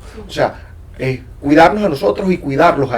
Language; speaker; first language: Spanish; native; Spanish